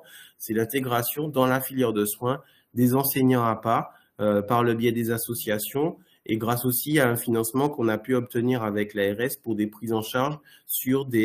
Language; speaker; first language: French; native; French